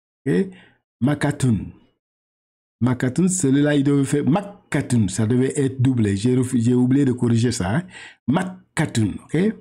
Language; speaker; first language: French; non-native, local second language; Wolof